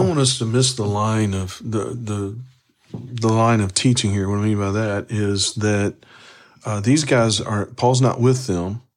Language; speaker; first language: English; native; English